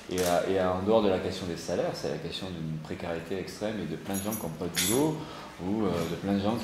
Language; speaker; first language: French; native; French